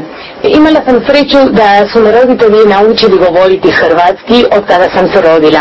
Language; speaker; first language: Croatian; early bilingual, heritage; Croatian